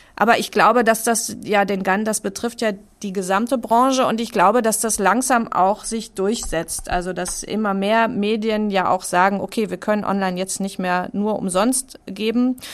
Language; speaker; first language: German; native; German